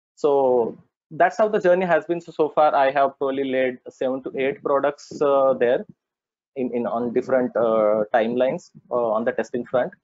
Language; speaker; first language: English; non-native, local second language; Marathi